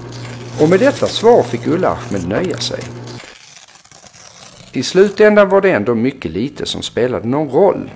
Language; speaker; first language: Swedish; native; Swedish